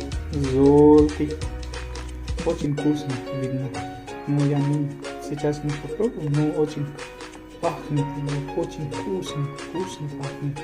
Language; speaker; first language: Russian; non-native, learner; Hindi